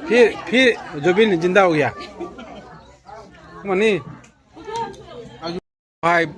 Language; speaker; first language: Hindi; non-native, local second language; Rongmei Naga